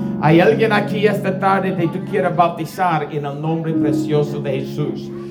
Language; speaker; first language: Spanish; non-native, learner; English